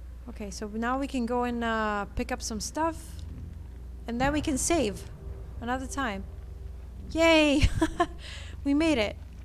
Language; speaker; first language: English; early bilingual, other home language; Italian